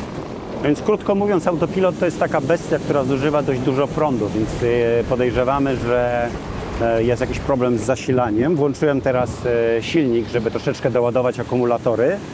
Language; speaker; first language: Polish; native; Polish